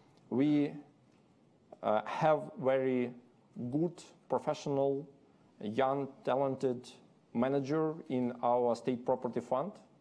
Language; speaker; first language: English; non-native, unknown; Ukrainian